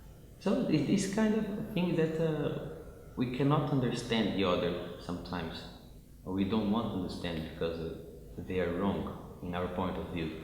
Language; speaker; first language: English; non-native, fluent; Portuguese